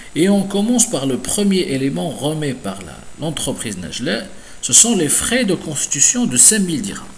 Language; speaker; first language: French; non-native, local second language; Arabic